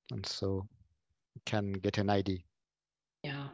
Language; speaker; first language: English; non-native, fluent; French